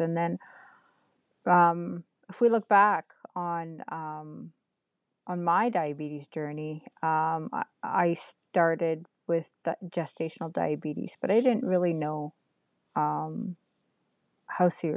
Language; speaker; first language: English; native; English